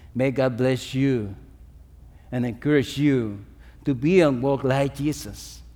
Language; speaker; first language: English; non-native, fluent; Spanish